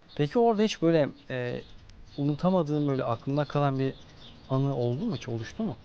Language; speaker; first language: Turkish; native; Turkish